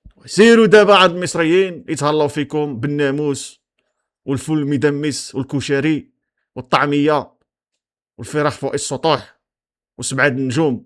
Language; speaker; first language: Arabic; native; Arabic